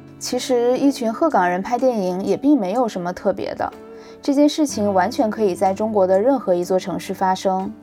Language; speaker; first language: Chinese; native; Chinese